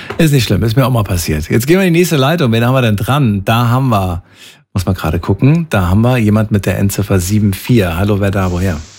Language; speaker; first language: German; native; German